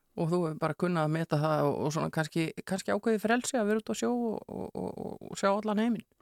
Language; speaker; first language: Icelandic; native; Icelandic